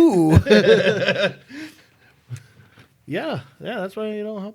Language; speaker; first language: English; native; English